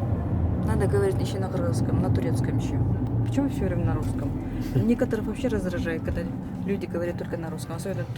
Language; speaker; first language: Russian; non-native, local second language; Kyrgyz